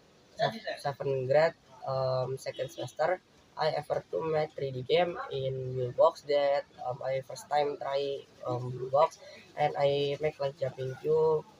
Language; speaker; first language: English; non-native, learner; Indonesian